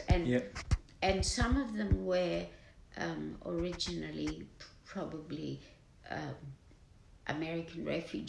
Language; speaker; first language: English; non-native, local second language; German